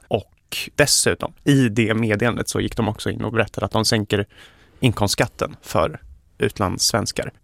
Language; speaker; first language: Swedish; native; Swedish